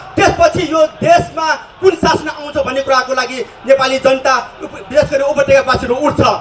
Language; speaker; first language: Nepali; non-native, local second language; Newari